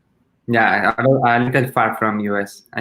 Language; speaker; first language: English; non-native, learner; Spanish